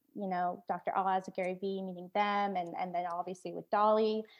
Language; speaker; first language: English; native; English